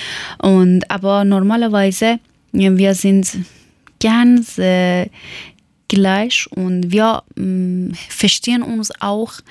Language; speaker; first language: German; non-native, learner; Persian